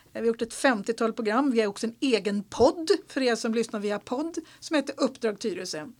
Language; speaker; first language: Swedish; native; Swedish